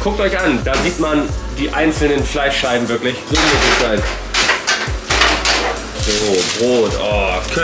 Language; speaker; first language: German; native; German